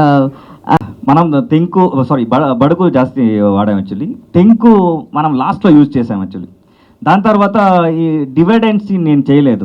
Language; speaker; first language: Telugu; non-native, learner; Kannada